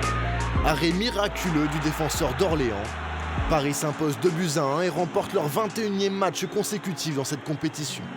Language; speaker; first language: French; native; French